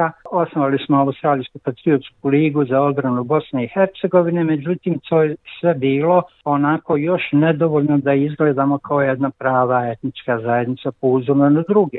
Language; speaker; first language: Croatian; native; Croatian